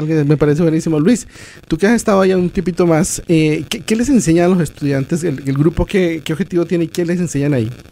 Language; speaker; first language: Spanish; native; Spanish